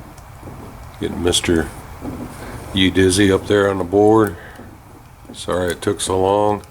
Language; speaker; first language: English; native; English